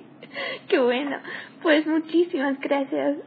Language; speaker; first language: Spanish; non-native, learner; English